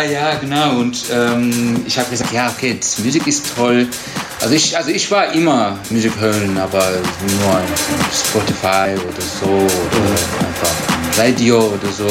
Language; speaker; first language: German; non-native, learner; Turkish